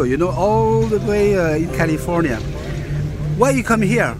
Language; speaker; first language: English; non-native, fluent; French